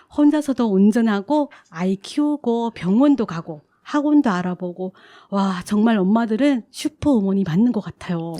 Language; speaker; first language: Korean; non-native, fluent; Chinese